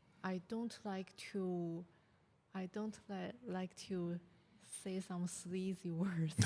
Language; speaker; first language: English; non-native, learner; Chinese